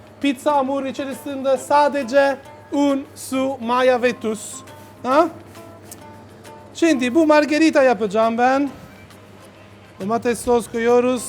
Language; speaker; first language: Turkish; non-native, learner; Italian